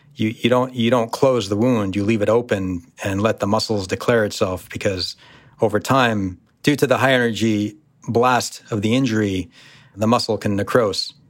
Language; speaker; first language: English; native; English